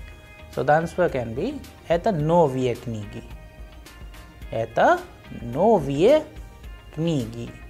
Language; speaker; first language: Russian; non-native, fluent; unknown